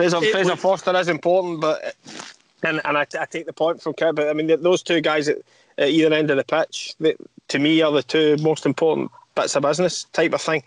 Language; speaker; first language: English; native; English